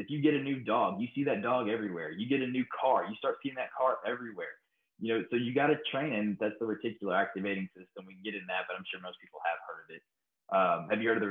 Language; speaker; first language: English; native; English